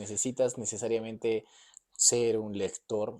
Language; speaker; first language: Spanish; native; Spanish